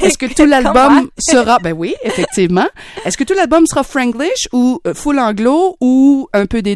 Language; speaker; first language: French; native; French